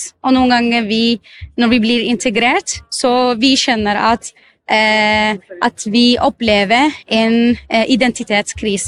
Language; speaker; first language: Norwegian; non-native, learner; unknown